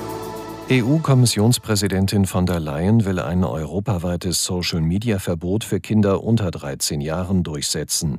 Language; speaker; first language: German; native; German